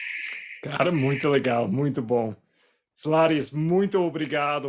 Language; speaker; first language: Portuguese; non-native, fluent; English